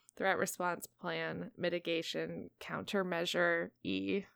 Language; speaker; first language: English; native; English